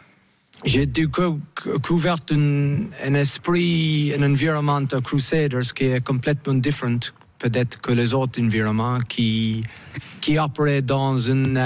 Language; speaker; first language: French; non-native, fluent; English